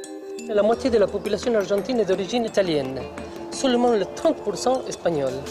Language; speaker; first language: French; non-native, fluent; Spanish